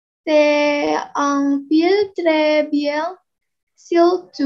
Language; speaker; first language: French; non-native, learner; Indonesian